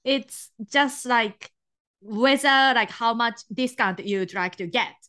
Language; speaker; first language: English; non-native, fluent; Japanese